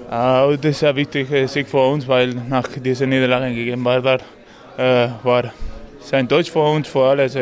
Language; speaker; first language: German; non-native, learner; Spanish